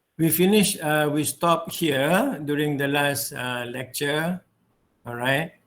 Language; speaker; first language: English; non-native, local second language; Malay